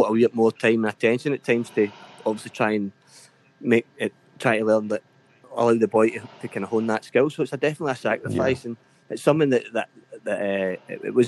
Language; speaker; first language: English; native; English